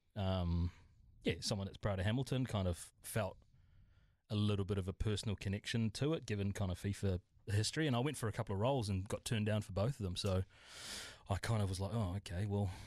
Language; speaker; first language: English; native; English